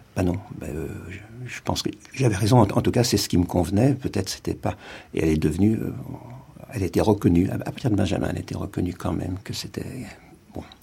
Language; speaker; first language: French; native; French